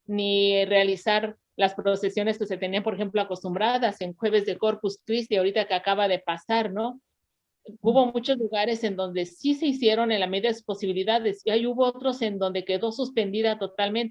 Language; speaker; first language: Spanish; native; Spanish